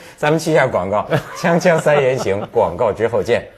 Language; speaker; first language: Chinese; native; Chinese